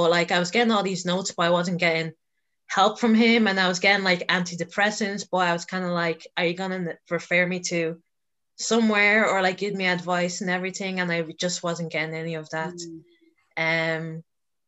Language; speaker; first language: English; native; English